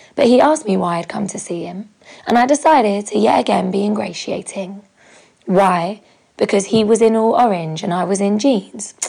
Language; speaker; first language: English; native; English